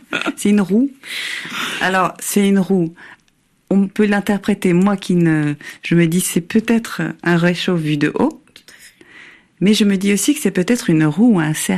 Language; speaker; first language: French; native; French